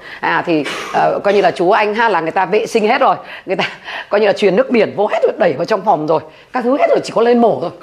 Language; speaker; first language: Vietnamese; native; Vietnamese